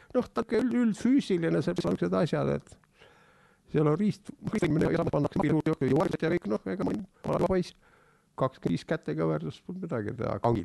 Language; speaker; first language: Estonian; native; Estonian